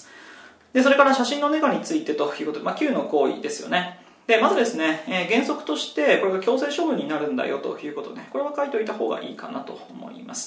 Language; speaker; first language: Japanese; native; Japanese